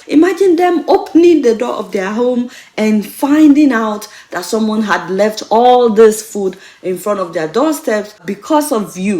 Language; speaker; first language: English; non-native, local second language; Yoruba